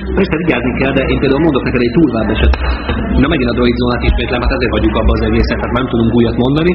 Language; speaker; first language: Hungarian; native; Hungarian